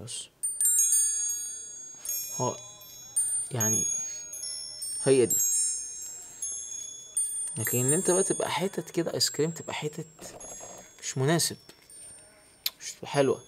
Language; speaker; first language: Arabic; native; Arabic